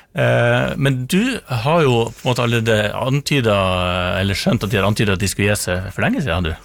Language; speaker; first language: Norwegian; native; Norwegian